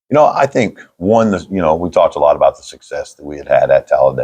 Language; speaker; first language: English; native; English